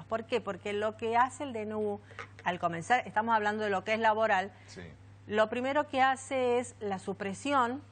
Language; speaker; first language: Spanish; native; Spanish